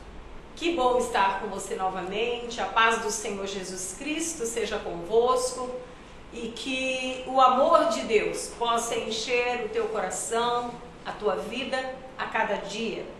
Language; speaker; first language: Portuguese; native; Portuguese